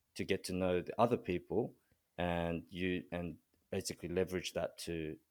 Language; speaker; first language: English; early bilingual, other home language; Korean